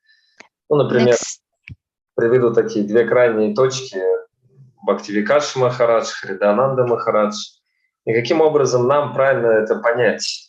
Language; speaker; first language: Russian; native; Russian